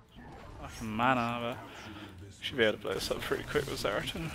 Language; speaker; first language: English; native; English